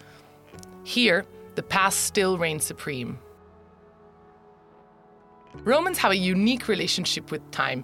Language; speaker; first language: English; non-native, fluent; Italian